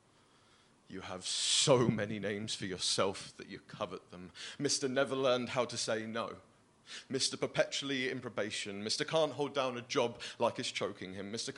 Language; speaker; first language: English; native; English